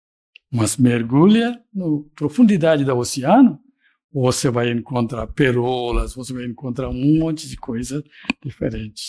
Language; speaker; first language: Portuguese; non-native, fluent; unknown